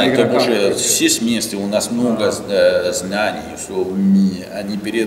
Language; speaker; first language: Russian; non-native, learner; French